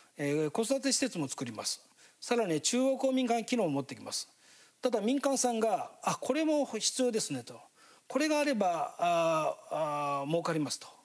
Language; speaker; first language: Japanese; native; Japanese